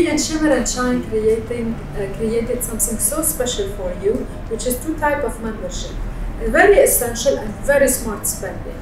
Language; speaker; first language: English; non-native, fluent; Arabic